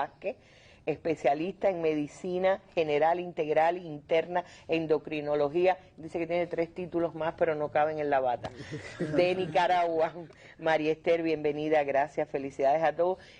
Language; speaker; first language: Spanish; native; Spanish